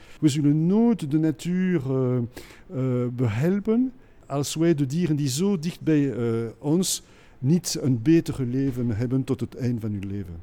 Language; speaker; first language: Dutch; non-native, local second language; French